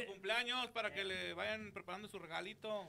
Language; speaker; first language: Spanish; native; Spanish